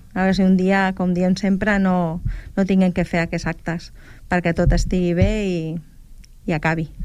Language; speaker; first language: Catalan; non-native, local second language; Spanish